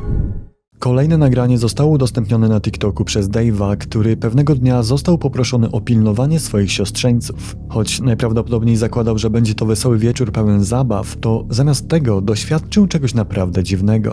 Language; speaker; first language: Polish; native; Polish